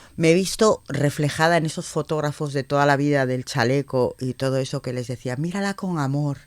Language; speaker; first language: Spanish; non-native, local second language; Galician